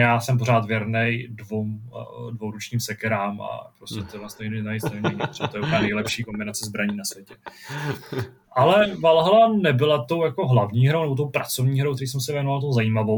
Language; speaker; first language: Czech; native; Czech